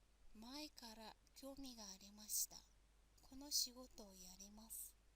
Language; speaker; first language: Japanese; non-native, fluent; Mongolian